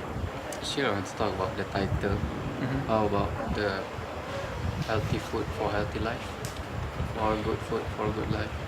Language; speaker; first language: English; non-native, learner; Malay